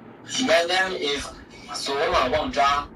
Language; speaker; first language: English; non-native, learner; Chinese